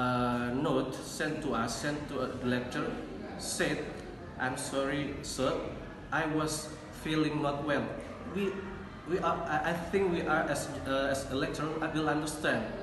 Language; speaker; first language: English; non-native, learner; Indonesian